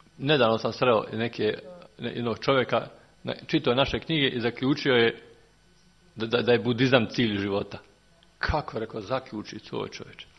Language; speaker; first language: Serbian; native; Serbian